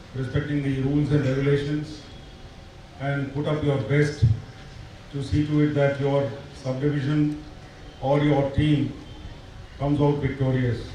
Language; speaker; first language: English; non-native, local second language; Telugu